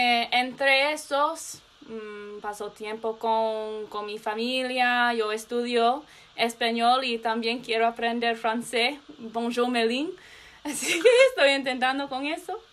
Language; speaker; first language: Spanish; non-native, learner; English